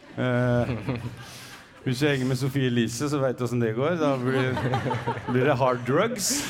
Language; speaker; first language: Norwegian; early bilingual, other home language; Arabic